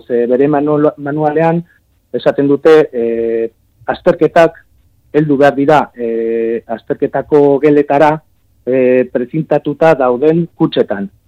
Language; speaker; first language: Basque; non-native, local second language; Spanish